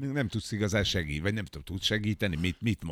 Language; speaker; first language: Hungarian; native; Hungarian